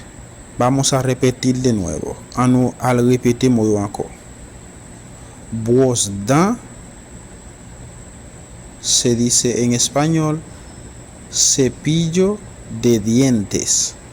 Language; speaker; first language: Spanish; non-native, fluent; Haitian Creole